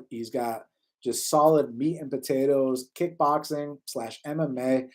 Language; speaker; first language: English; native; English